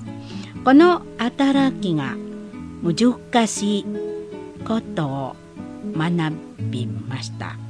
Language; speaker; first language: Japanese; non-native, learner; Indonesian